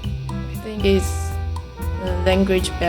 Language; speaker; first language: English; non-native, learner; Chinese